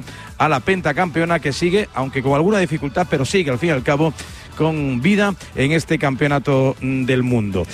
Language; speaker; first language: Spanish; native; Spanish